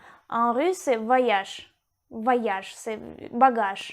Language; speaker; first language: French; non-native, fluent; Russian